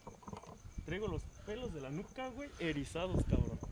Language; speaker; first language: Spanish; native; Spanish